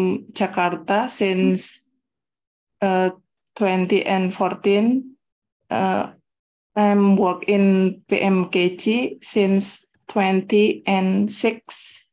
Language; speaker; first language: English; non-native, learner; Indonesian